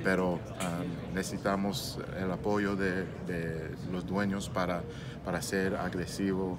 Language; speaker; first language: Spanish; non-native, learner; English